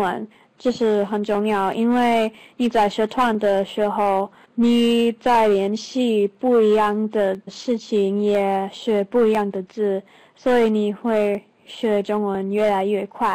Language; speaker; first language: Chinese; non-native, learner; English